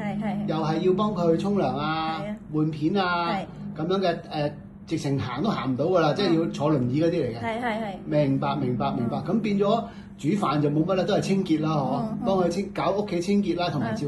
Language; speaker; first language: Cantonese; native; Cantonese